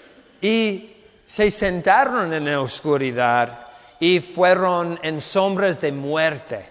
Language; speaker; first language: Spanish; non-native, fluent; English